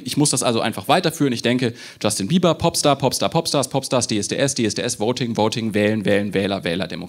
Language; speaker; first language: German; native; German